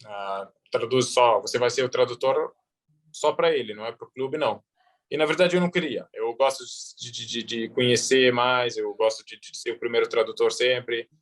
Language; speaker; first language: Portuguese; early bilingual, heritage; Arabic